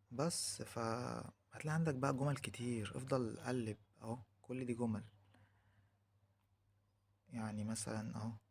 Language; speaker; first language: Arabic; native; Arabic